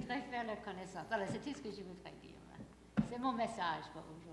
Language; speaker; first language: French; non-native, fluent; English